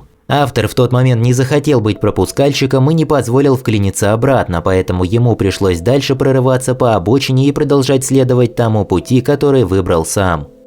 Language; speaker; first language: Russian; native; Russian